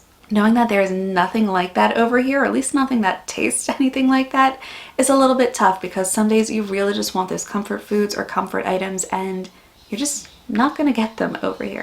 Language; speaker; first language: English; native; English